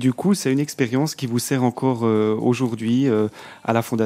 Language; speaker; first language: French; native; French